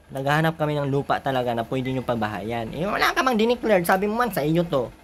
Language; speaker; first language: Filipino; native; Filipino